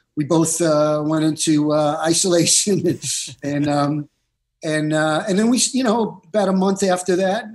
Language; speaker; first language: English; native; English